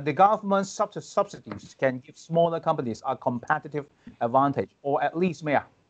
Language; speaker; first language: English; non-native, local second language; Cantonese